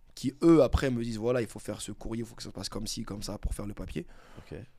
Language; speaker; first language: French; native; French